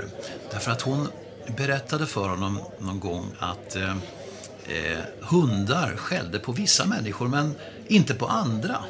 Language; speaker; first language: Swedish; native; Swedish